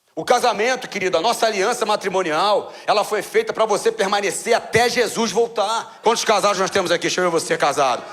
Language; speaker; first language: Portuguese; native; Portuguese